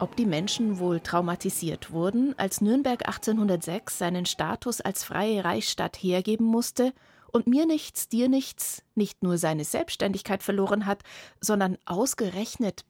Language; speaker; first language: German; native; German